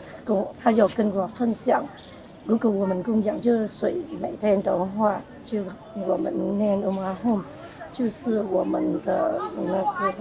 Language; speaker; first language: Chinese; non-native, learner; Vietnamese